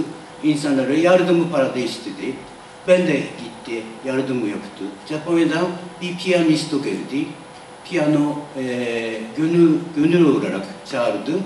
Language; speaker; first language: Turkish; non-native, learner; Japanese